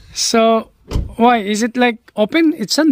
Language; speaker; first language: English; non-native, local second language; Filipino